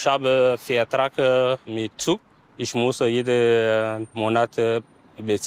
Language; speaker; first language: German; non-native, learner; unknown